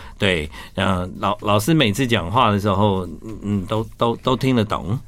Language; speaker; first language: Chinese; native; Chinese